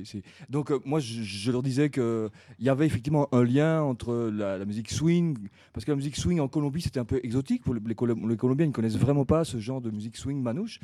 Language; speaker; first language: French; native; French